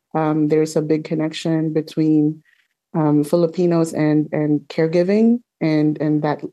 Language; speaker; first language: English; non-native, local second language; Filipino